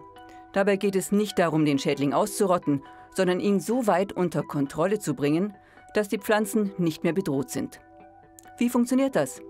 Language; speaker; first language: German; native; German